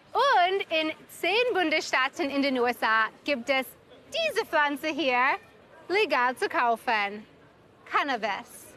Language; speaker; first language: German; non-native, fluent; English